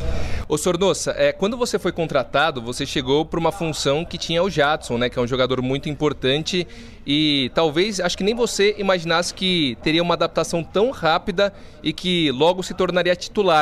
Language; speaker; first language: Portuguese; native; Portuguese